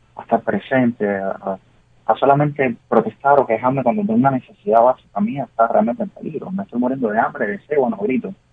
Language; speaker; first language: Spanish; native; Spanish